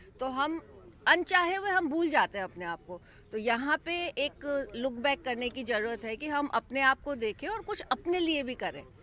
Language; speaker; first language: Hindi; non-native, local second language; Gujarati